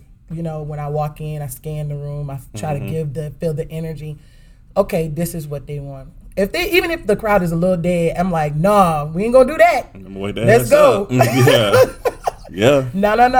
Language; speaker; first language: English; native; English